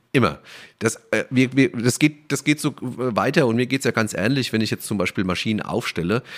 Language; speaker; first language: German; native; German